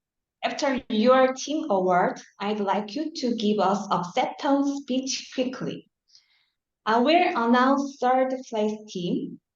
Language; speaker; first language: English; non-native, learner; Korean